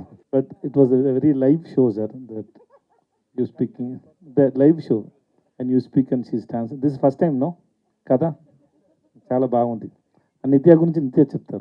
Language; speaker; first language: Telugu; non-native, learner; Tamil